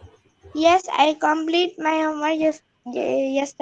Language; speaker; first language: English; non-native, learner; Bangla